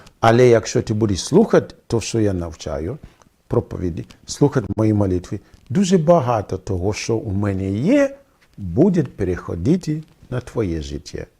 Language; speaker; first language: Ukrainian; non-native, fluent; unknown